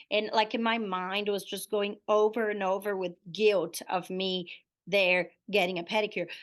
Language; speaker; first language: English; non-native, fluent; Portuguese